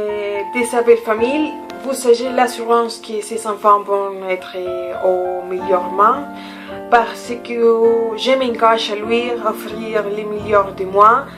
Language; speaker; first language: French; non-native, learner; Spanish